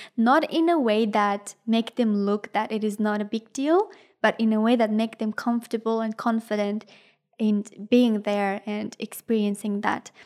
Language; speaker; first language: English; non-native, fluent; Persian